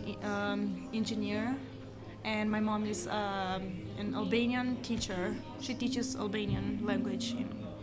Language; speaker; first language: English; non-native, fluent; Albanian